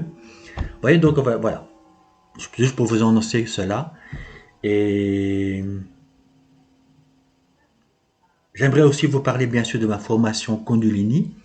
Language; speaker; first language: French; native; French